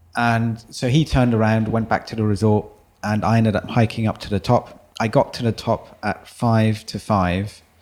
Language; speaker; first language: English; early bilingual, other home language; German